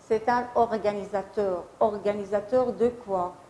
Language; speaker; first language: French; non-native, fluent; Arabic